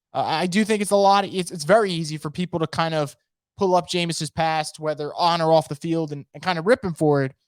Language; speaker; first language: English; native; English